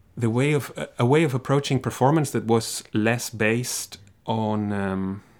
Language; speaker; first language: English; non-native, fluent; Spanish